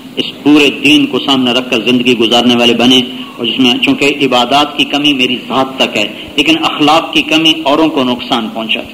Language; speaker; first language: Urdu; non-native, local second language; Punjabi